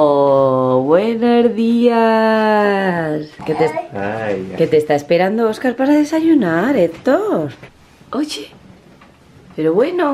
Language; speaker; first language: Spanish; native; Spanish